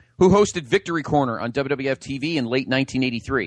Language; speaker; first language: English; native; English